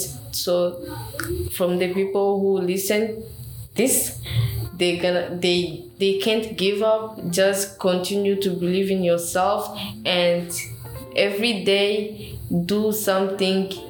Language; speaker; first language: English; non-native, learner; Rundi